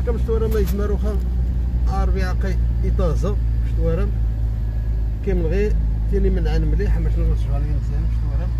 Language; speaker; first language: Arabic; non-native, local second language; Riffian